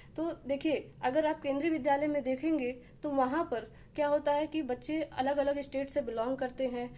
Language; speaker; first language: Hindi; native; Hindi